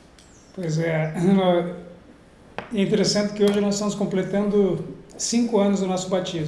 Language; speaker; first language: Portuguese; native; Portuguese